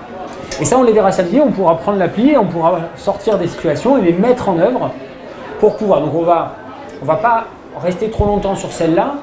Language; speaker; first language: French; native; French